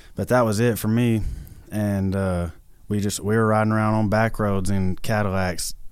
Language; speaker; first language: English; native; English